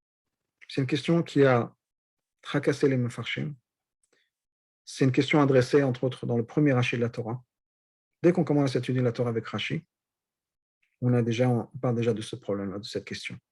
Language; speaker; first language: French; native; French